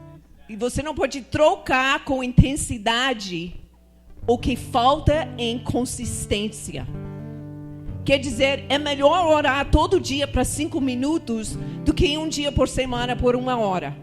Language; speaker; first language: Portuguese; non-native, fluent; English